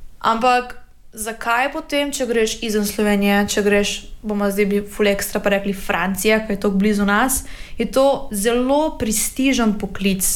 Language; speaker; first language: Slovenian; native; Slovenian